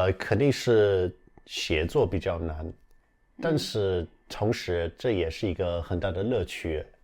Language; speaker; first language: Chinese; non-native, fluent; English